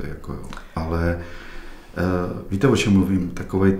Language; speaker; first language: Czech; native; Czech